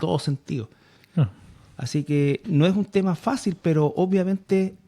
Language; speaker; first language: Spanish; native; Spanish